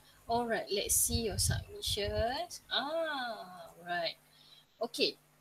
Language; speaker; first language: English; non-native, local second language; Malay